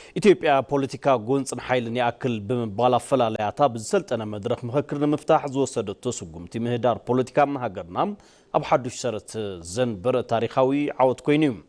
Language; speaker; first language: Tigrinya; native; Tigrinya